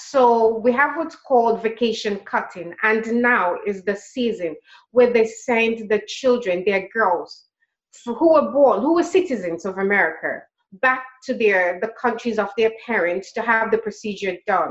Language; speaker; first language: English; non-native, local second language; Krio